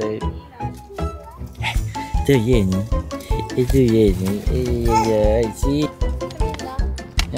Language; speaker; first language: Italian; non-native, learner; Filipino